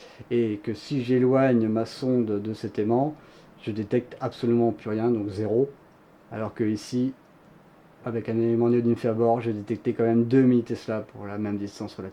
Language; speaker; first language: French; native; French